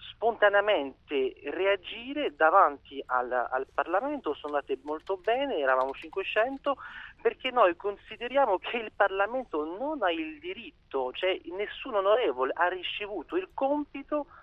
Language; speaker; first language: Italian; non-native, fluent; French